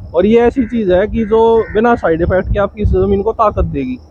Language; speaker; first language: Hindi; native; Hindi